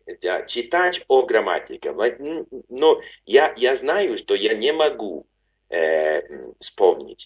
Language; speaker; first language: Russian; non-native, learner; English